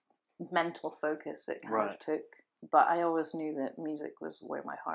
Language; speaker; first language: English; native; English